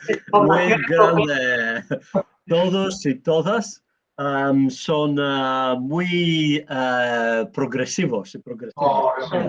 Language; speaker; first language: Spanish; non-native, learner; Greek